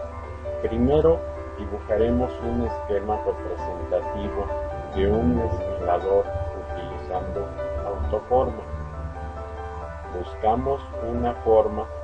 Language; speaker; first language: Spanish; native; Spanish